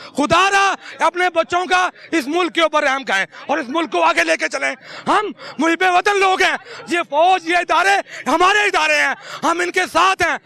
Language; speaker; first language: Urdu; non-native, local second language; Punjabi